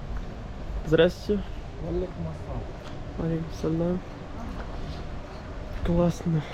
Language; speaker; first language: Russian; non-native, learner; Urdu